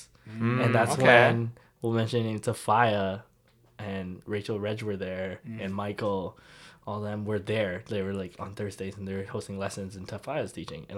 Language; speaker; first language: English; native; English